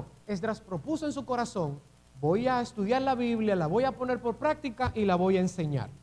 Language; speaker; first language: Spanish; native; Spanish